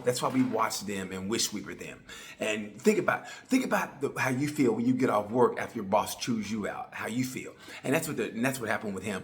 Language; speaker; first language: English; native; English